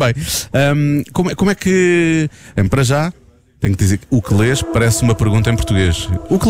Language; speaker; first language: Portuguese; native; Portuguese